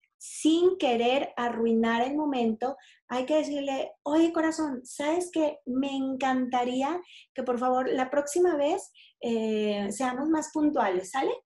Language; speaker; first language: Spanish; native; Spanish